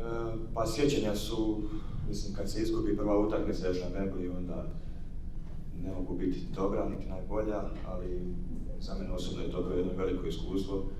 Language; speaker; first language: Croatian; native; Croatian